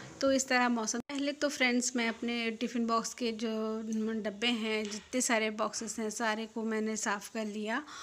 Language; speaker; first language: Hindi; non-native, local second language; Bangla